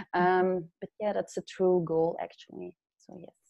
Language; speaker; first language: English; non-native, fluent; Dutch